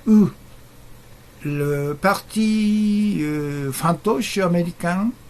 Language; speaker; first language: French; non-native, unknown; Japanese